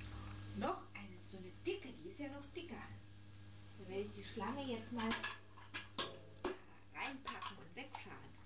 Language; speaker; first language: German; native; German